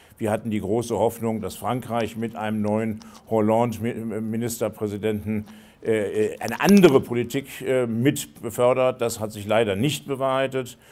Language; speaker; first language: German; native; German